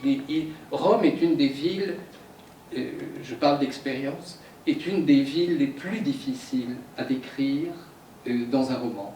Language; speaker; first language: French; native; French